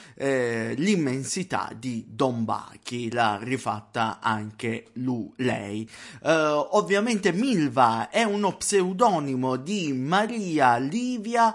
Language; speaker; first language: Italian; native; Italian